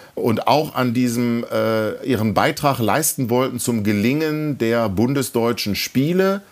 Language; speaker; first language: German; native; German